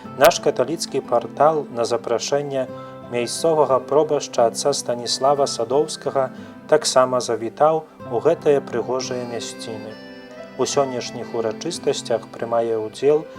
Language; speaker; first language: Belarusian; native; Belarusian